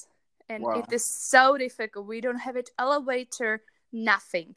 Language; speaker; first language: English; non-native, learner; Czech